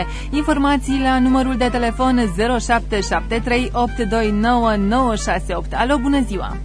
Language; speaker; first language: Romanian; native; Romanian